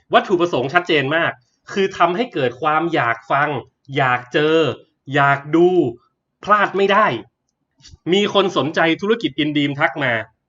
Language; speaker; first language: Thai; native; Thai